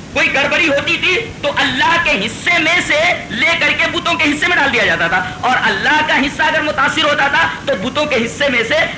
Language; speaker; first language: Urdu; native; Urdu